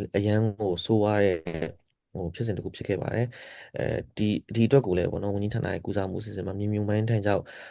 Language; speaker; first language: Burmese; non-native, local second language; S'gaw Karen